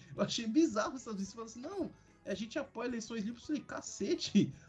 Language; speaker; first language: Portuguese; non-native, fluent; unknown